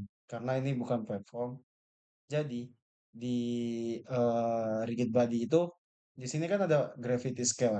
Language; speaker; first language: Indonesian; native; Indonesian